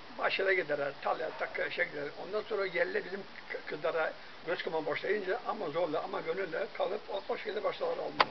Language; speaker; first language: Turkish; early bilingual, heritage; Turkish